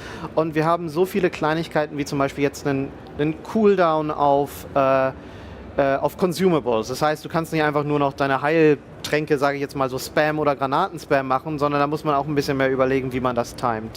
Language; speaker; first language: German; native; German